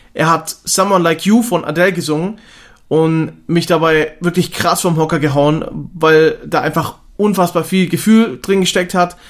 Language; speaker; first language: German; native; German